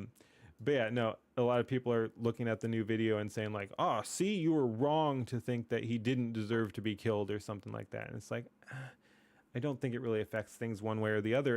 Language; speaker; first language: English; native; English